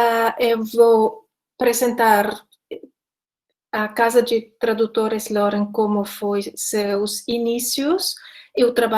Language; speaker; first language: Portuguese; non-native, fluent; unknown